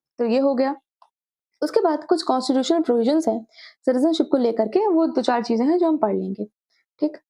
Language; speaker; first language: Hindi; native; Hindi